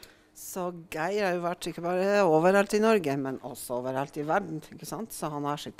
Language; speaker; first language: Norwegian; native; Norwegian